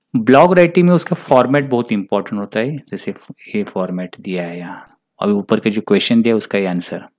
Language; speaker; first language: Hindi; non-native, local second language; Marathi